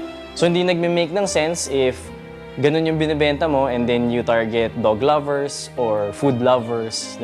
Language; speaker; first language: Filipino; native; Filipino